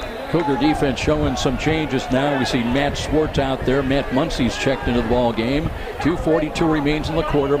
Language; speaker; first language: English; native; English